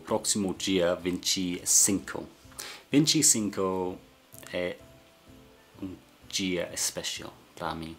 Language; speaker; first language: Portuguese; non-native, learner; English